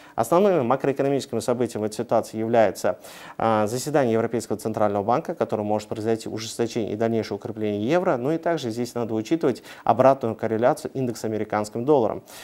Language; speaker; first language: Russian; non-native, local second language; Uzbek